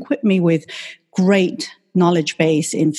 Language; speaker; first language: English; non-native, fluent; Chinese